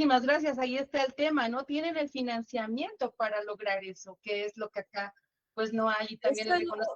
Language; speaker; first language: Spanish; native; Spanish